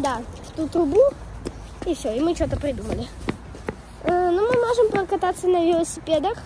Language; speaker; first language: Russian; early bilingual, heritage; Russian